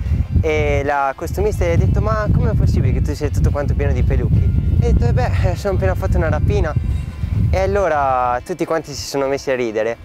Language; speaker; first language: Italian; native; Italian